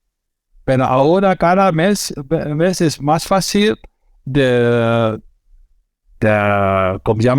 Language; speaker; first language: Spanish; non-native, fluent; Dutch